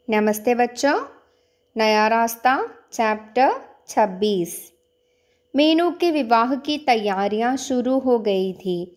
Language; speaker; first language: Hindi; non-native, local second language; Malayalam